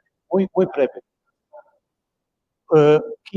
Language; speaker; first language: Spanish; non-native, fluent; German